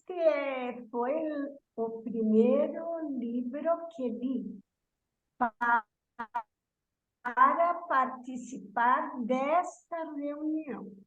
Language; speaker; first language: Spanish; non-native, fluent; Portuguese